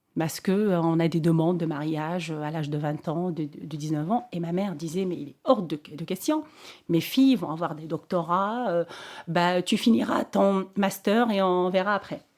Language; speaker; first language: French; non-native, local second language; Arabic